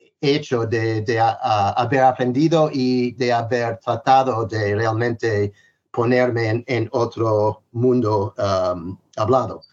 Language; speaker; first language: Spanish; non-native, fluent; English